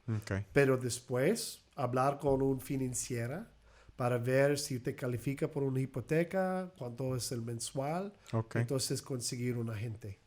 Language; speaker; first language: Spanish; early bilingual, heritage; Spanish